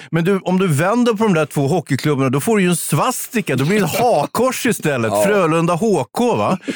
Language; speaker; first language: Swedish; native; Swedish